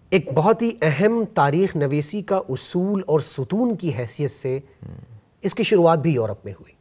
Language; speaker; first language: Urdu; native; Urdu